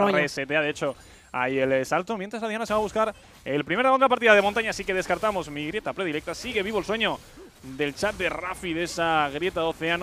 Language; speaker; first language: Spanish; native; Spanish